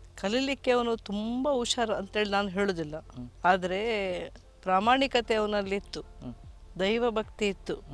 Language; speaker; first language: Kannada; non-native, local second language; Konkani